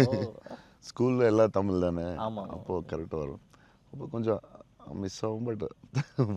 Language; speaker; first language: Tamil; non-native, local second language; Telugu